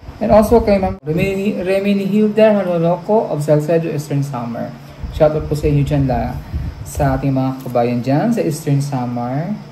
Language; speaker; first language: Filipino; non-native, local second language; Cebuano